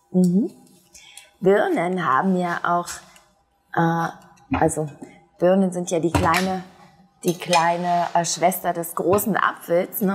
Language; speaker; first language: German; native; German